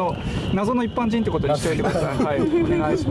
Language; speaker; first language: Japanese; native; Japanese